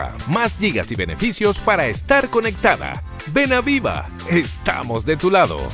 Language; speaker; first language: Spanish; native; Spanish